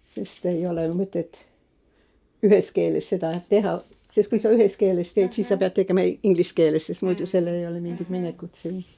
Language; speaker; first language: Estonian; early bilingual, heritage; Estonian